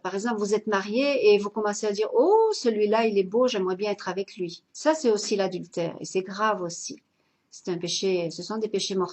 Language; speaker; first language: French; native; French